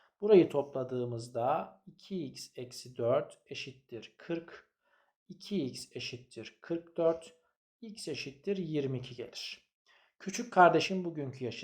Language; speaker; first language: Turkish; native; Turkish